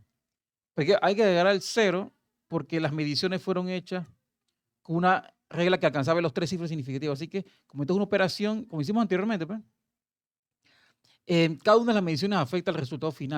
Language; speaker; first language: Spanish; native; Spanish